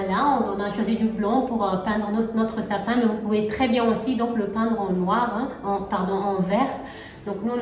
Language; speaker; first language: French; native; French